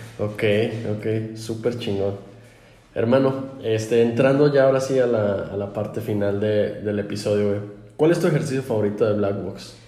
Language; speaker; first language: Spanish; native; Spanish